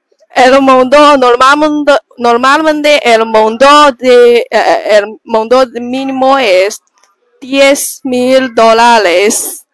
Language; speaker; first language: Spanish; non-native, learner; Chinese